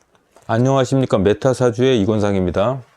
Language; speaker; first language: Korean; native; Korean